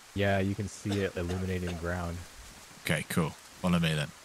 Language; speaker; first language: English; native; English